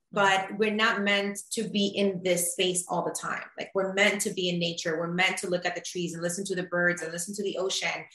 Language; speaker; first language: English; early bilingual, other home language; Spanish